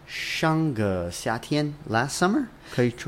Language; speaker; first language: Chinese; non-native, learner; English